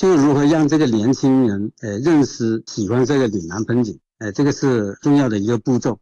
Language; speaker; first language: Chinese; non-native, local second language; Cantonese